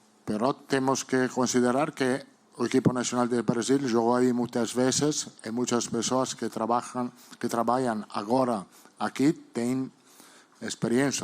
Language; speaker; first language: Portuguese; non-native, learner; Italian